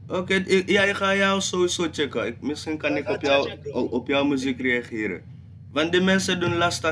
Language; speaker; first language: Dutch; non-native, learner; English